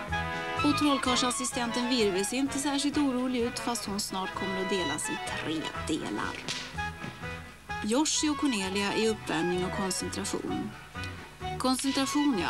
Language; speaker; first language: Swedish; native; Swedish